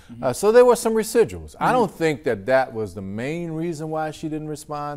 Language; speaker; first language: English; native; English